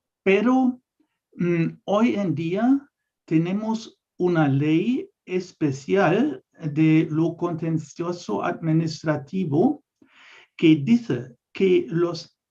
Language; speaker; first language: Spanish; non-native, fluent; German